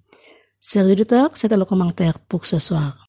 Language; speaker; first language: French; non-native, fluent; Indonesian